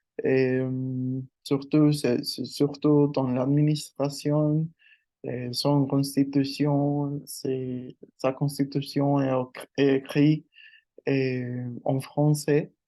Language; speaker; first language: French; non-native, learner; Spanish